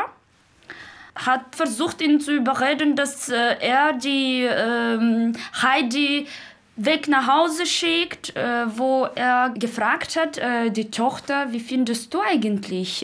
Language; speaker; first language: German; non-native, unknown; Uzbek